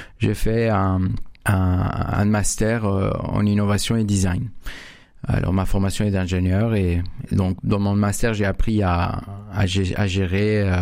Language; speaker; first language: French; non-native, fluent; Spanish